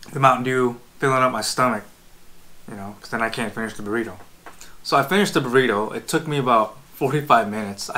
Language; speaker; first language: English; native; English